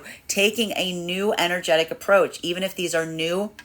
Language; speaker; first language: English; native; English